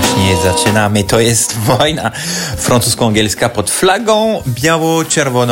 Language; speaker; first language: Polish; non-native, fluent; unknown